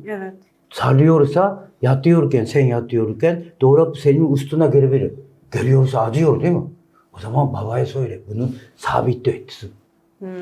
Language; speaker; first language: Turkish; non-native, learner; Japanese